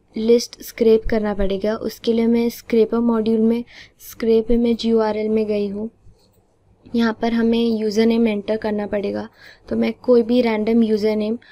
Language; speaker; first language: Hindi; non-native, local second language; Marathi